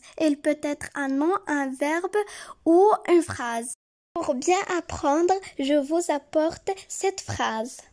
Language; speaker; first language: French; non-native, local second language; Arabic